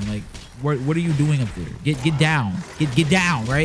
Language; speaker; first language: English; native; English